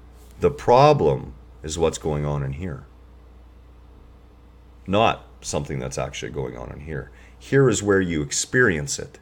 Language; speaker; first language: English; native; English